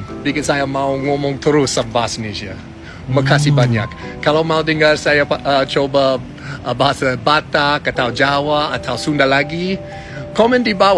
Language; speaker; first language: Indonesian; non-native, learner; English